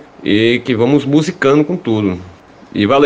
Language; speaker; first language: Portuguese; native; Portuguese